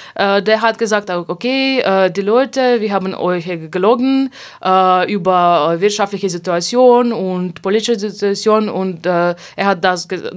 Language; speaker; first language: German; non-native, fluent; Hungarian